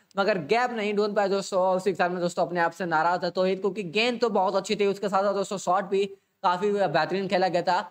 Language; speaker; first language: Hindi; native; Hindi